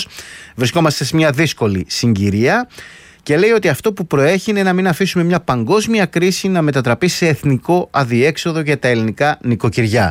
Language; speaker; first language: Greek; native; Greek